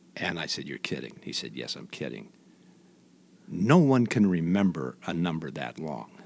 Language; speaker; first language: English; native; English